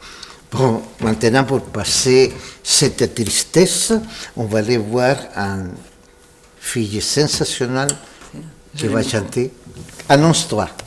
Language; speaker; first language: French; non-native, fluent; Spanish